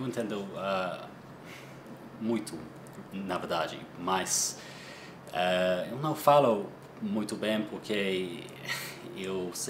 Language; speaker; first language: Portuguese; non-native, learner; English